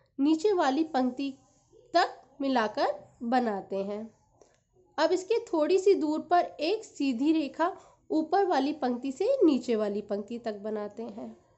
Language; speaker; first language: Hindi; native; Hindi